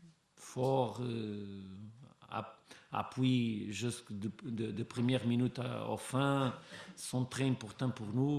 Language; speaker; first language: French; non-native, learner; Portuguese